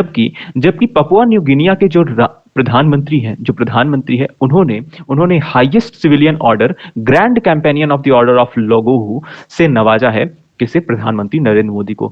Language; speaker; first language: Hindi; native; Hindi